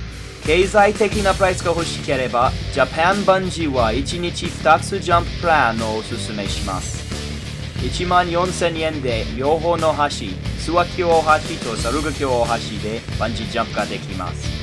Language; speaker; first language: Japanese; non-native, learner; English